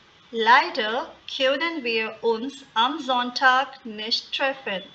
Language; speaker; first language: German; non-native, fluent; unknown